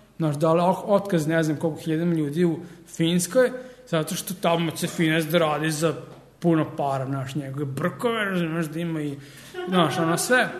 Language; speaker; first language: Serbian; early bilingual, heritage; Serbian